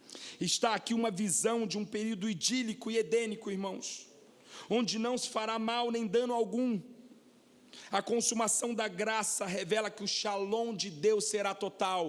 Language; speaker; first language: Portuguese; native; Portuguese